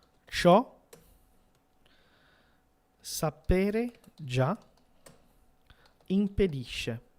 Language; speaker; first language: Italian; non-native, fluent; Portuguese